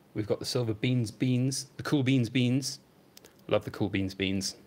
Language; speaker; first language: English; native; English